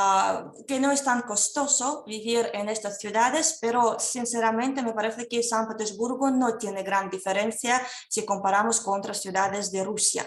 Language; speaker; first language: Spanish; non-native, fluent; Russian